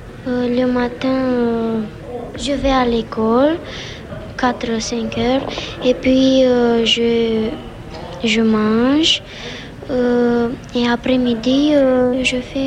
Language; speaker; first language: French; non-native, learner; Romanian